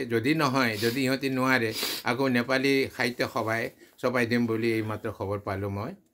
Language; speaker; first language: Assamese; non-native, local second language; Nepali